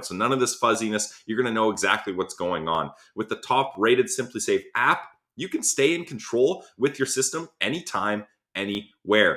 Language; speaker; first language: English; native; English